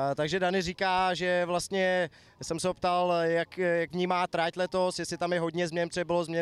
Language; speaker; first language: Czech; native; Czech